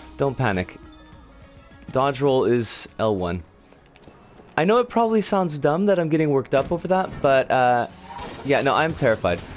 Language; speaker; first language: English; native; English